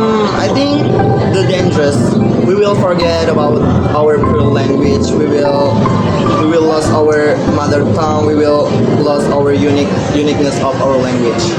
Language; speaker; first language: English; non-native, learner; Indonesian